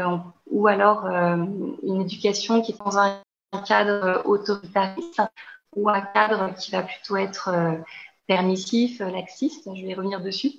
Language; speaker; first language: French; native; French